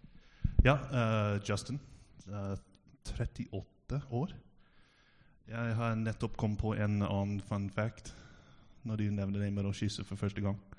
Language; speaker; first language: Norwegian; non-native, fluent; English